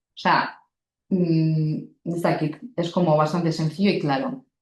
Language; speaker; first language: Spanish; non-native, local second language; Basque